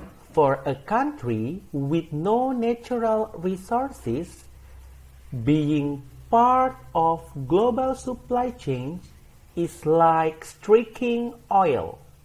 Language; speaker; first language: English; non-native, fluent; Indonesian